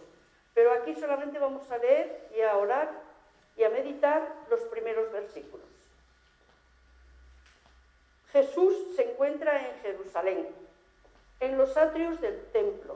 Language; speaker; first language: Spanish; native; Spanish